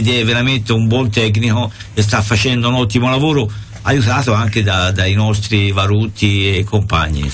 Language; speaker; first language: Italian; native; Italian